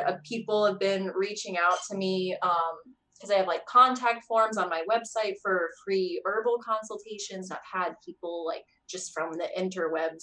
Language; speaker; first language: English; native; English